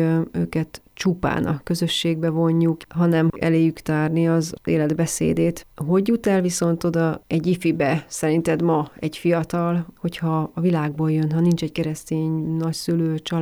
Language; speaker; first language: Hungarian; native; Hungarian